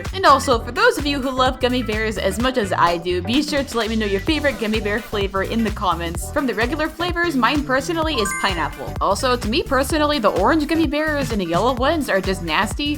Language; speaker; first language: English; native; English